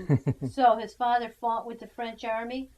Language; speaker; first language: English; native; English